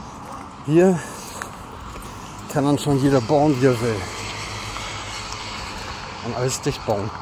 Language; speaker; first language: German; native; German